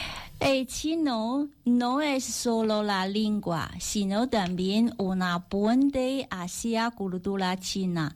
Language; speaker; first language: Spanish; non-native, learner; Chinese